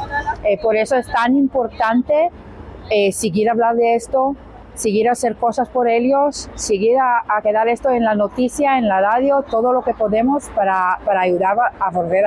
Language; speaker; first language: Spanish; non-native, learner; Hebrew